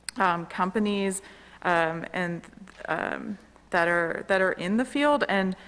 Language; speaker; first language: English; native; English